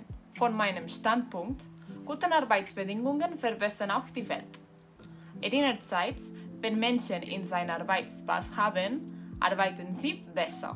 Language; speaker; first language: German; non-native, learner; Spanish